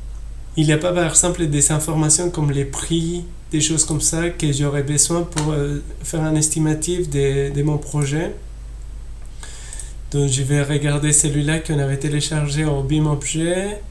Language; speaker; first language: French; non-native, fluent; Spanish